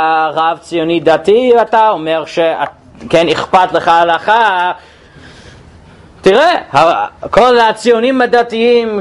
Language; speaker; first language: Hebrew; non-native, fluent; English